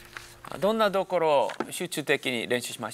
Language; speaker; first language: Japanese; non-native, learner; Korean